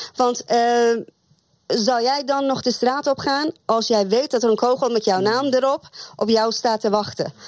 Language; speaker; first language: Dutch; non-native, fluent; Persian